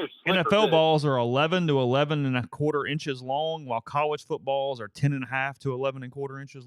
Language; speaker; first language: English; native; English